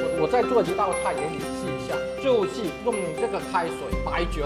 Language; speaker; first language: Chinese; non-native, local second language; Cantonese